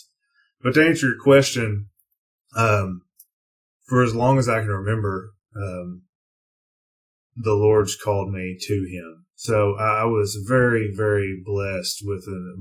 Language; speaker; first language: English; native; English